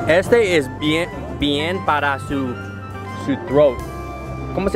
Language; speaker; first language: Spanish; non-native, learner; English